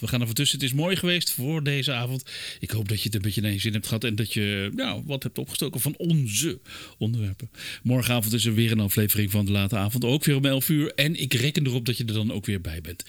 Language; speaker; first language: Dutch; native; Dutch